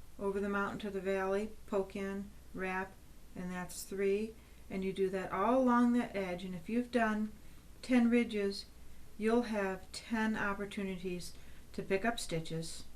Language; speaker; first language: English; native; English